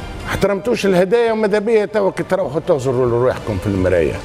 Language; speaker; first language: Arabic; native; Arabic